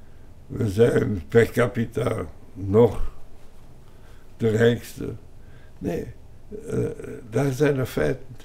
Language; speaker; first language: Dutch; non-native, local second language; French